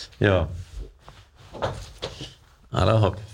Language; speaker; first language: German; native; German